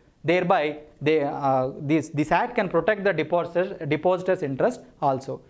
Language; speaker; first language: English; non-native, local second language; Telugu